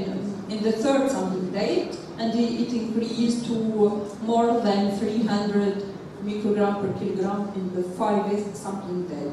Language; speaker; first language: English; non-native, local second language; Arabic